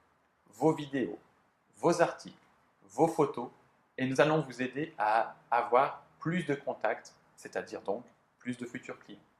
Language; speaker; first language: French; native; French